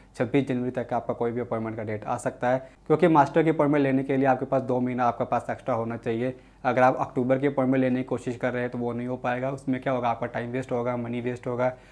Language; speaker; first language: Hindi; native; Hindi